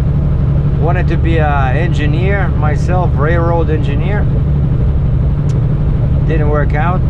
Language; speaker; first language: English; non-native, fluent; Russian